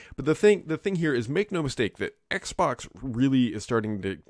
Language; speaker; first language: English; native; English